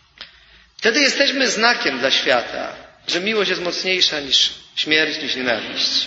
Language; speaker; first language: Polish; native; Polish